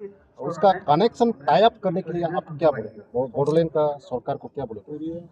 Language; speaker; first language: Hindi; non-native, local second language; Bodo